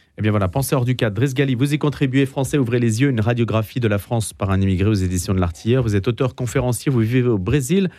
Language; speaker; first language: French; native; French